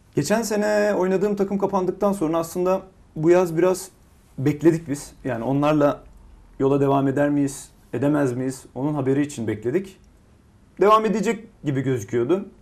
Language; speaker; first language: Turkish; native; Turkish